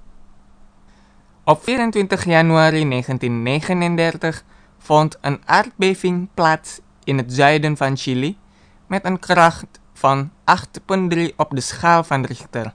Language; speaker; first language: Dutch; non-native, fluent; Indonesian